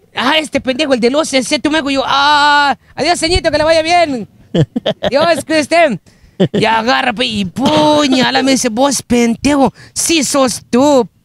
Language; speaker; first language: Spanish; native; Spanish